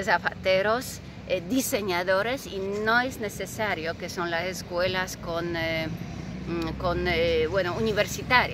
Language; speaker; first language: Spanish; non-native, fluent; Polish